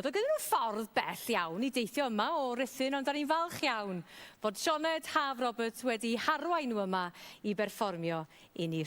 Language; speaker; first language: Welsh; native; Welsh